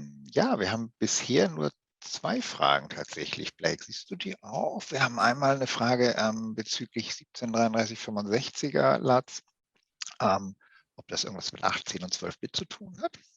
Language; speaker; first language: German; native; German